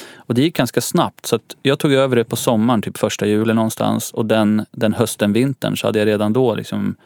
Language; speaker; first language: Swedish; native; Swedish